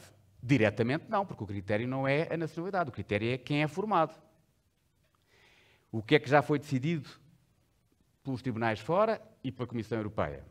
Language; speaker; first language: Portuguese; native; Portuguese